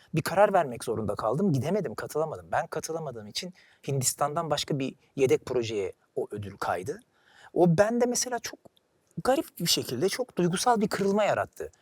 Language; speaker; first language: Turkish; native; Turkish